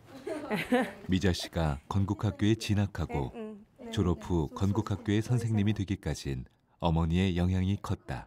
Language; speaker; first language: Korean; native; Korean